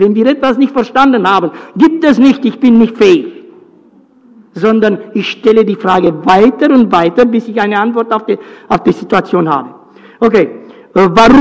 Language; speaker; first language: German; non-native, fluent; Romanian